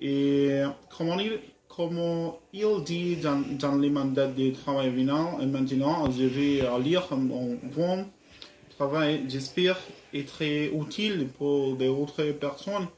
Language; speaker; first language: French; non-native, learner; Spanish